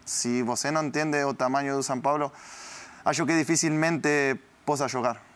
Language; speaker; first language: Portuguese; non-native, learner; Spanish